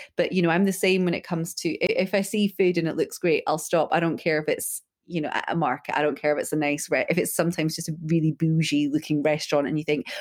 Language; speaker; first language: English; early bilingual, other home language; Urdu